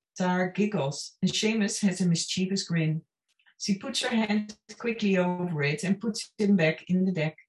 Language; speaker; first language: English; non-native, fluent; Dutch